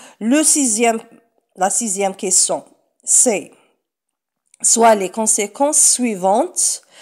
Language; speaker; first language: French; non-native, local second language; Arabic